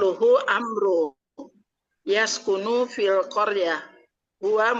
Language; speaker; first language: Arabic; non-native, learner; Indonesian